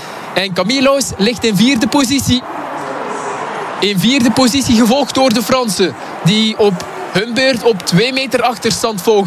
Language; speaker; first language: Dutch; native; Dutch